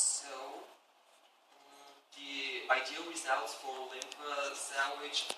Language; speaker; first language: English; non-native, fluent; Bulgarian